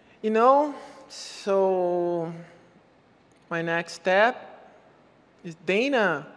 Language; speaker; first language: English; non-native, learner; Portuguese